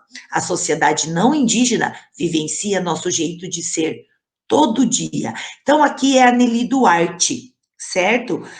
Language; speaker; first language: Portuguese; native; Portuguese